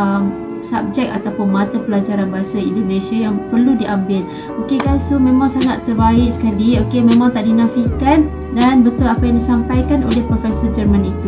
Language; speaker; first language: Malay; native; Malay